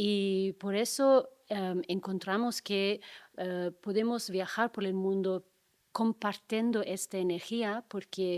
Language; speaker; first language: Spanish; non-native, fluent; Italian